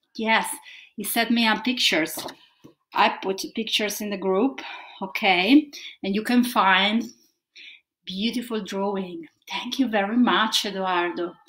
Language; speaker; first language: English; non-native, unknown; Italian